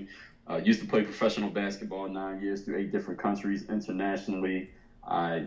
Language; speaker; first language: English; native; English